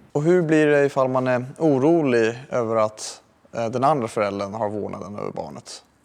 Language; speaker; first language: Swedish; early bilingual, other home language; Persian